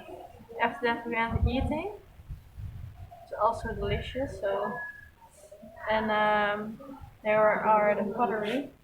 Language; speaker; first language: English; non-native, fluent; Dutch